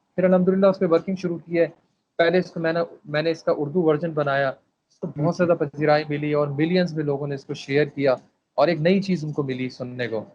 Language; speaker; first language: Urdu; non-native, local second language; Pashto